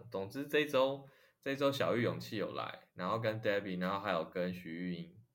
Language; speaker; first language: Chinese; native; Chinese